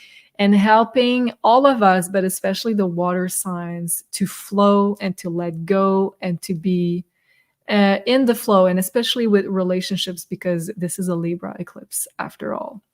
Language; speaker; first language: English; non-native, fluent; French